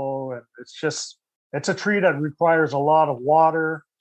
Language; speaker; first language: English; native; English